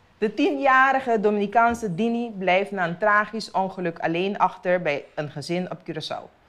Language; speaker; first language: Dutch; non-native, local second language; Papiamento